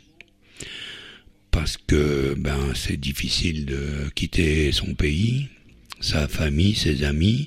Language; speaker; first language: French; native; French